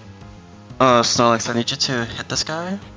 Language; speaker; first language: English; native; English